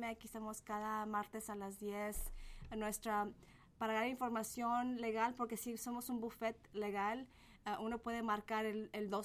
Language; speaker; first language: Spanish; early bilingual, heritage; Spanish